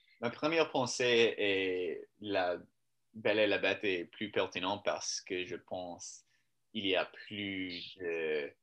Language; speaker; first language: French; non-native, learner; English